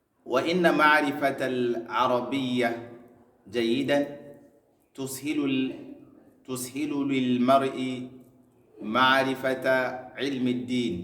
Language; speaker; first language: Arabic; non-native, fluent; Hausa